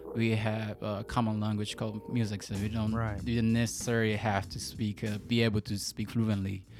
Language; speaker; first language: English; non-native, fluent; Japanese